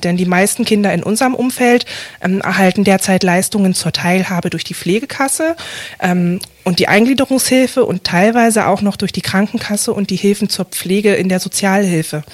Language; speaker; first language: German; native; German